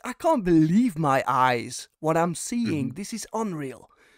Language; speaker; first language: English; non-native, fluent; Hungarian